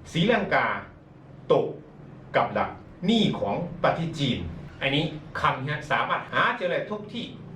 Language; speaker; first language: Thai; non-native, fluent; Chinese